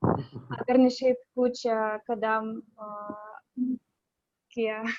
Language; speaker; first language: Hindi; non-native, learner; Russian